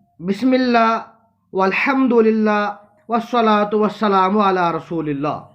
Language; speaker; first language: Urdu; non-native, local second language; Kashmiri